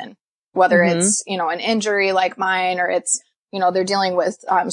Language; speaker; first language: English; native; English